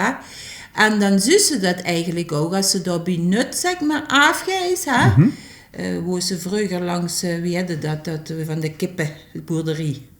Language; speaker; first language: Dutch; native; Dutch